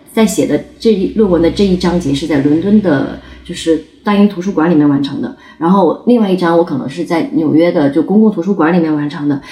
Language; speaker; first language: Chinese; native; Chinese